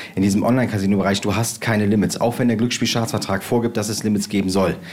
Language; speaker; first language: German; native; German